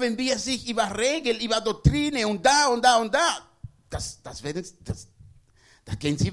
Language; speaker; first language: German; non-native, learner; Spanish